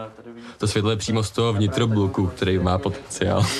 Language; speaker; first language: Czech; native; Czech